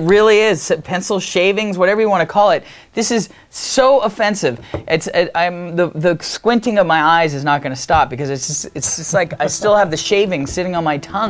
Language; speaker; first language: English; native; English